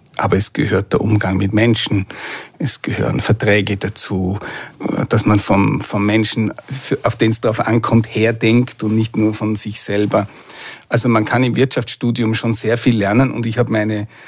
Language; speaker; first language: German; native; German